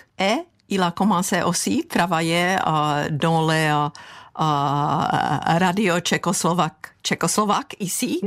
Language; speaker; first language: French; non-native, fluent; Czech